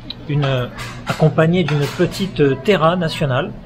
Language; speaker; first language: French; native; French